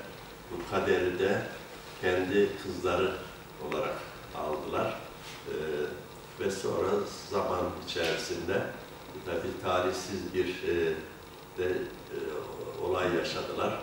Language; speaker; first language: Turkish; native; Turkish